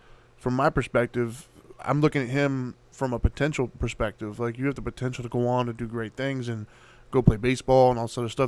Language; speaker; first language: English; native; English